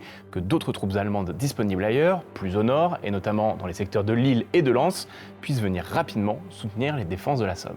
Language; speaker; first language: French; native; French